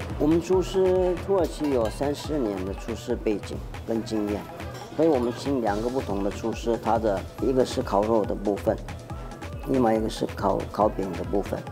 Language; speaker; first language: Chinese; non-native, fluent; Turkish